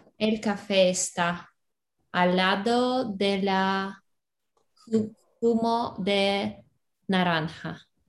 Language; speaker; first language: Spanish; non-native, learner; English